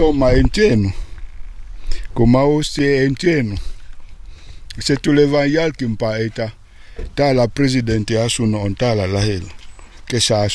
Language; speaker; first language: Finnish; non-native, learner; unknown